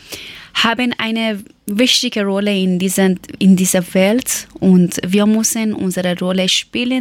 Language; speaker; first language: German; non-native, learner; Persian